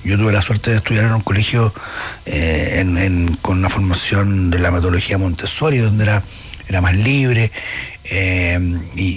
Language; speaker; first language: Spanish; native; Spanish